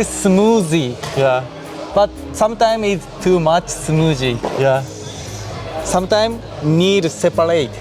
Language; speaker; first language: English; non-native, learner; Japanese